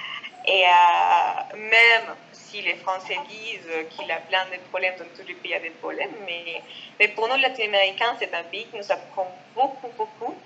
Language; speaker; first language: French; non-native, fluent; Spanish